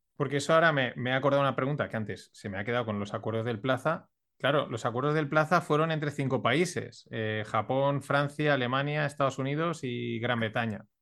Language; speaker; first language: Spanish; native; Spanish